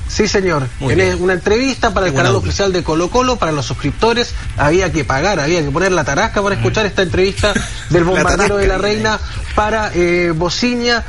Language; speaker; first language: Spanish; native; Spanish